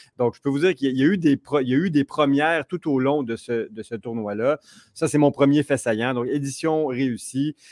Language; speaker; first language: French; native; French